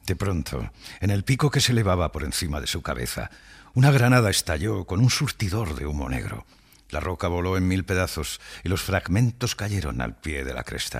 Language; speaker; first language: Spanish; native; Spanish